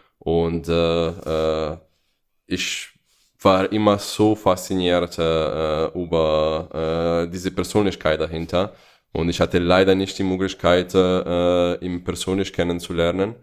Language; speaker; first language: German; non-native, fluent; Italian